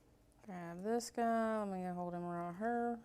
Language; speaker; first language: English; native; English